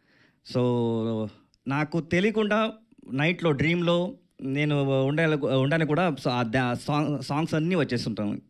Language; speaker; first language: Telugu; non-native, learner; Kannada